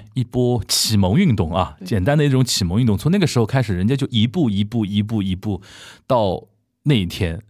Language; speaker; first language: Chinese; native; Chinese